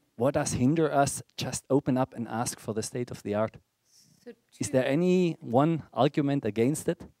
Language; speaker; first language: English; non-native, fluent; Dutch